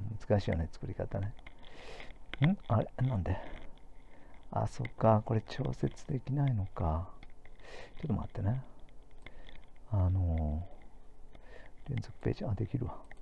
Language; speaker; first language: Japanese; native; Japanese